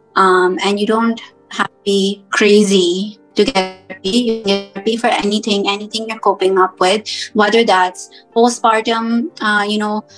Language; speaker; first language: English; early bilingual, other home language; Hindi